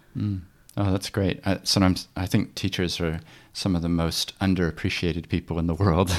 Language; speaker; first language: English; native; English